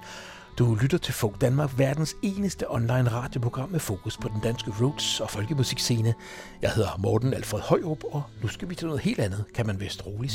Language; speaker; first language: Danish; native; Danish